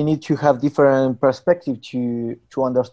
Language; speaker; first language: English; non-native, learner; Spanish